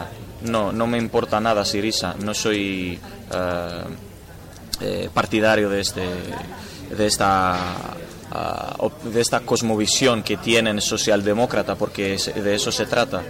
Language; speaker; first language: Spanish; non-native, fluent; Greek